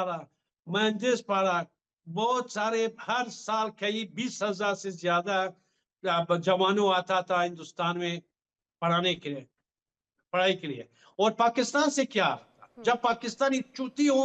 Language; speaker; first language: Hindi; non-native, fluent; Pashto